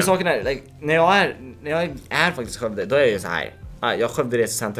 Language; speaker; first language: Swedish; early bilingual, other home language; Lithuanian